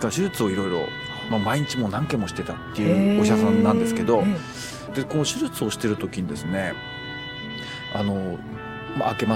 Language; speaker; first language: Japanese; native; Japanese